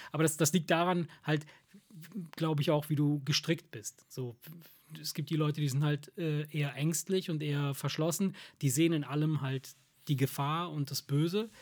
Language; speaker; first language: German; early bilingual, other home language; Italian